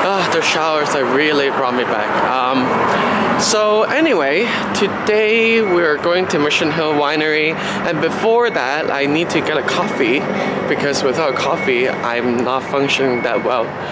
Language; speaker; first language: English; non-native, local second language; Cantonese